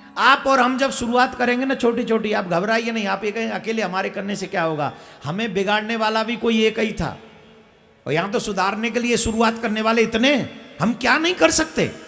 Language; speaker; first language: Hindi; native; Hindi